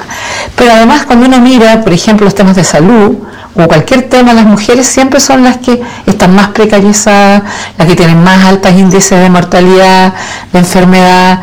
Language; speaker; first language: Spanish; native; Spanish